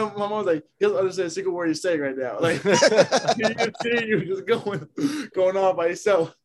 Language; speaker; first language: English; non-native, fluent; Haitian Creole